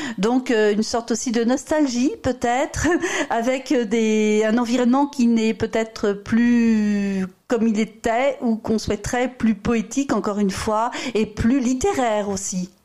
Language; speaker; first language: French; native; French